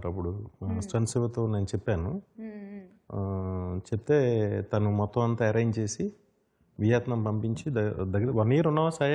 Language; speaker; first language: Telugu; native; Telugu